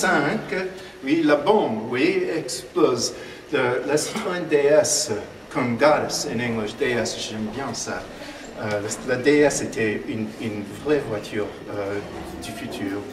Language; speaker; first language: French; non-native, fluent; English